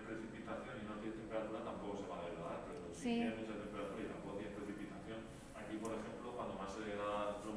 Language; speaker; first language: Spanish; native; Spanish